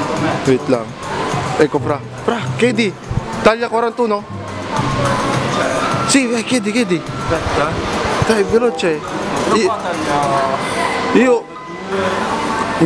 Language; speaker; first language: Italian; non-native, learner; Filipino